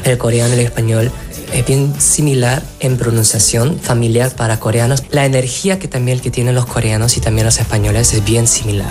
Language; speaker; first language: Spanish; non-native, fluent; Korean